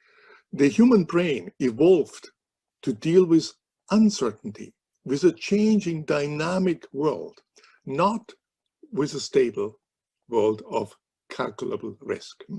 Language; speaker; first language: English; non-native, fluent; German